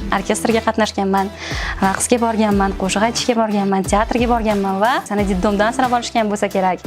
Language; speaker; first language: Uzbek; non-native, local second language; Russian